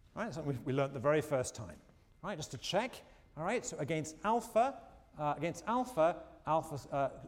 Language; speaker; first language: English; native; English